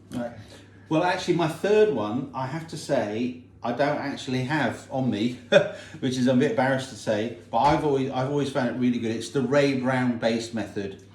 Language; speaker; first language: English; native; English